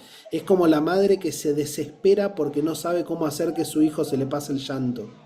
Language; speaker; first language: Spanish; native; Spanish